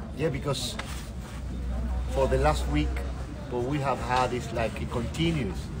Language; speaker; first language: English; non-native, fluent; Spanish